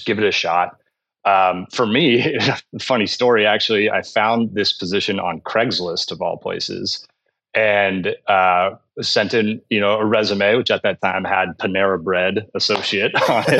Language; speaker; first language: English; native; English